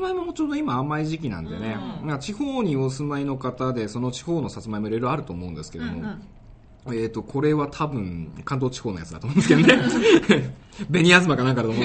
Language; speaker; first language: Japanese; native; Japanese